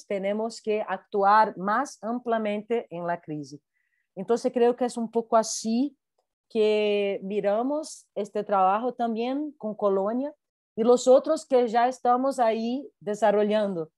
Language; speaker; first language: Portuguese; non-native, learner; Spanish